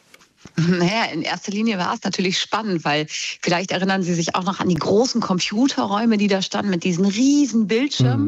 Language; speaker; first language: German; native; German